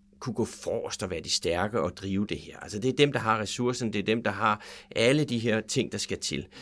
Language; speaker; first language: Danish; native; Danish